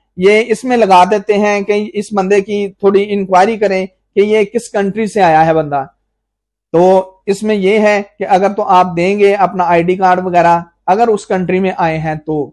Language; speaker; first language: Urdu; non-native, local second language; Punjabi